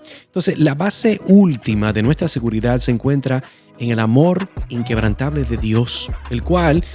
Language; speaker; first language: Spanish; native; Spanish